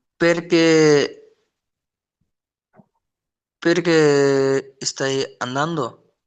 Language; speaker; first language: Italian; non-native, learner; Bangla